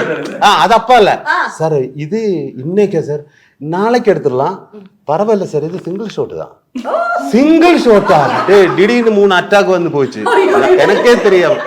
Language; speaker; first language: Tamil; non-native, learner; Malayalam